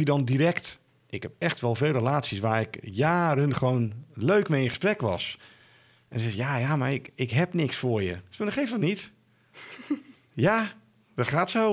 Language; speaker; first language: Dutch; native; Dutch